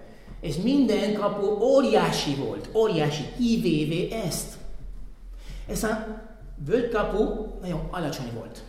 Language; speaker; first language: Hungarian; non-native, fluent; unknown